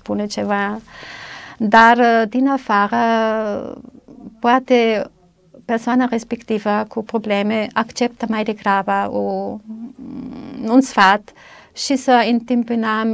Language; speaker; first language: Romanian; non-native, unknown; German